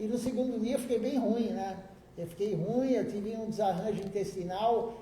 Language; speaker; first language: Portuguese; native; Portuguese